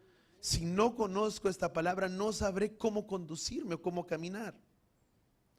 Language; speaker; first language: Spanish; native; Spanish